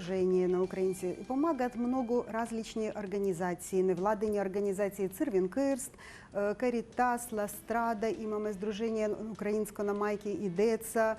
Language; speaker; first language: Macedonian; non-native, learner; Ukrainian